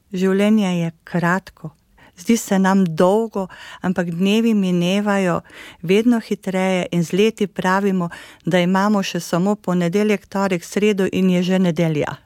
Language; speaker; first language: Slovenian; native; Slovenian